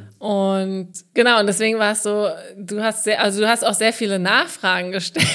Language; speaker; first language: German; native; German